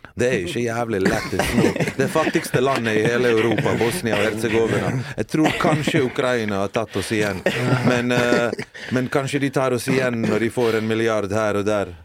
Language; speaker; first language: Norwegian; early bilingual, other home language; Bosnian